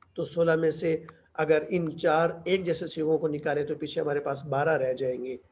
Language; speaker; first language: Urdu; native; Urdu